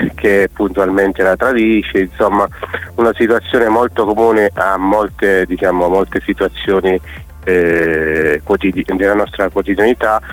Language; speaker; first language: Italian; native; Italian